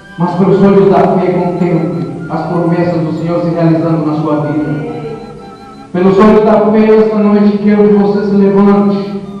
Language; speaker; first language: Portuguese; non-native, fluent; Spanish